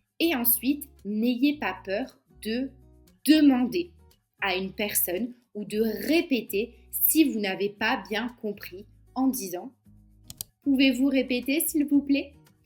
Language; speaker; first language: French; native; French